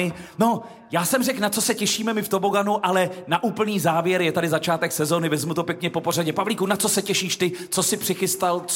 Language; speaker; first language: Czech; native; Czech